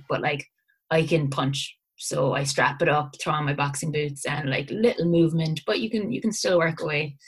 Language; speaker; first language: English; native; English